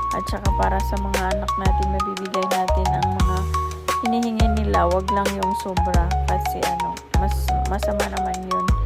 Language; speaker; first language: Filipino; non-native, local second language; Hiligaynon